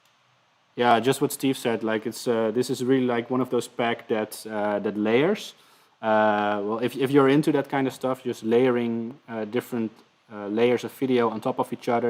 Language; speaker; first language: English; non-native, fluent; Dutch